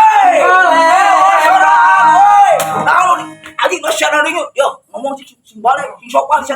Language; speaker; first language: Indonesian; non-native, local second language; Sundanese